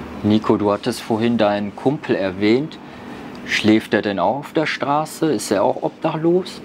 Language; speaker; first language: German; native; German